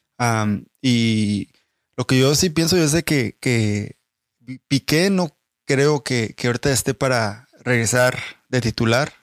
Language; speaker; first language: Spanish; native; Spanish